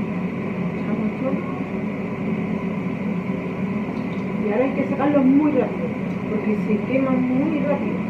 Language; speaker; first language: Spanish; native; Spanish